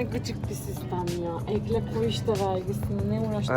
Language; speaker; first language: Turkish; native; Turkish